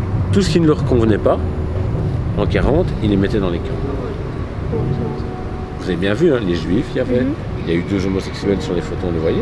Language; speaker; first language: French; native; French